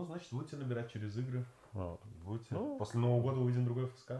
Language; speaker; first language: Russian; native; Russian